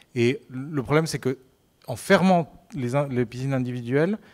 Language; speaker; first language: French; non-native, fluent; Spanish